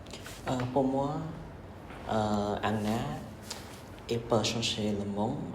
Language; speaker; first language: French; non-native, learner; Khmer